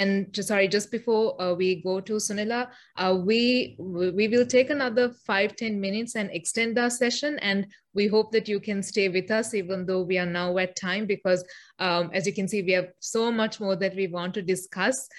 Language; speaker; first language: English; non-native, local second language; Sinhala